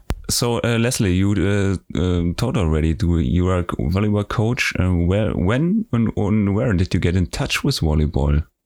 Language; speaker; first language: English; non-native, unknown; German